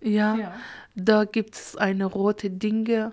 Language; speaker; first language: German; non-native, learner; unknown